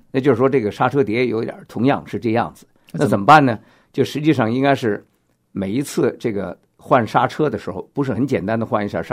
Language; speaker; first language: Chinese; native; Chinese